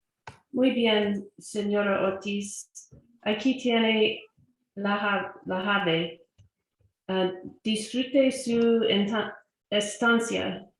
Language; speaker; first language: Spanish; non-native, learner; English